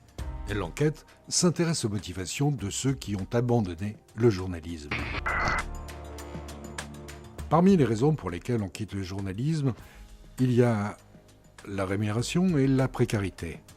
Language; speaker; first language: French; native; French